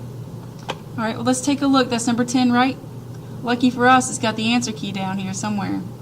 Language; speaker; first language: English; native; English